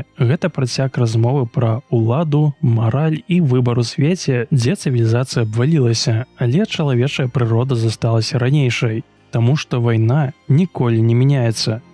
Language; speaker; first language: Belarusian; native; Belarusian